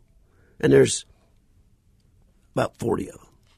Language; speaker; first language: English; native; English